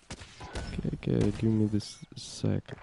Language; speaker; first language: English; non-native, learner; Ukrainian